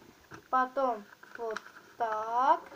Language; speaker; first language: Russian; non-native, local second language; Armenian